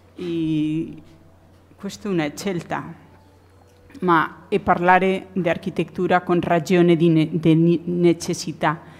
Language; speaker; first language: Italian; non-native, learner; Spanish